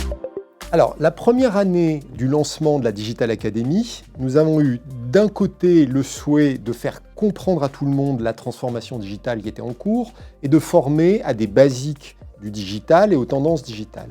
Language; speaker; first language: French; native; French